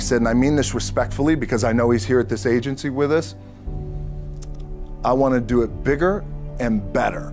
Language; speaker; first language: English; native; English